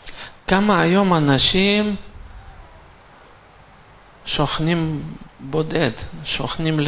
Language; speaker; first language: Hebrew; non-native, fluent; Russian